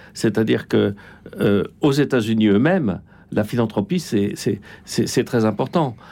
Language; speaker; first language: French; native; French